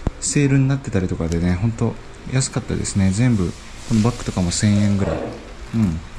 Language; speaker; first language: Japanese; native; Japanese